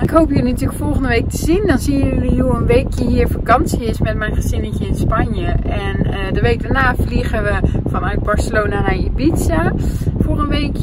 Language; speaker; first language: Dutch; native; Dutch